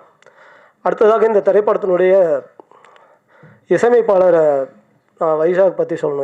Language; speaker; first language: Tamil; native; Tamil